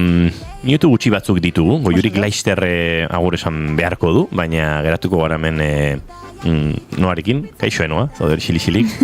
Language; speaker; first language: Basque; native; Basque